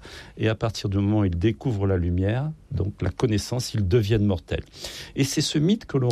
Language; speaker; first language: French; native; French